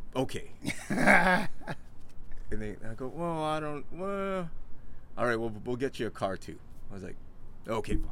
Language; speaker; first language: English; native; English